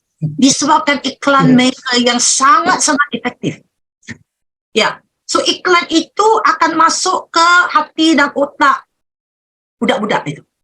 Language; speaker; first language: Malay; native; Malay